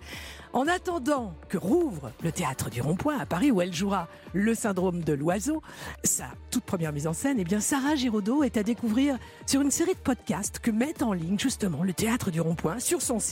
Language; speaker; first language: French; native; French